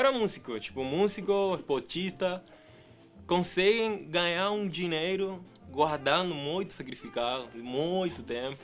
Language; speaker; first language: Portuguese; non-native, fluent; Spanish